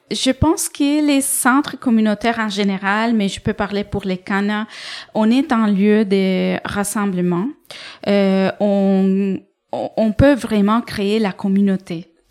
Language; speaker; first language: French; non-native, fluent; Spanish